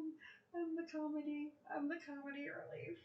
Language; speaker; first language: English; native; English